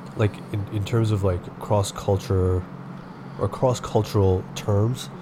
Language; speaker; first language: English; early bilingual, other home language; Hindi